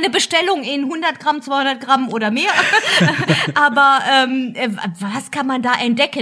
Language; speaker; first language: German; native; German